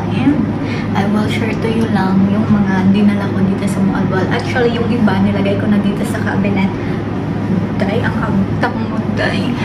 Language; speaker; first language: Filipino; non-native, local second language; Hiligaynon